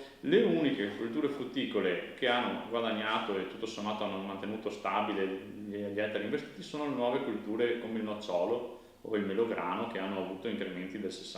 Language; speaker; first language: Italian; native; Italian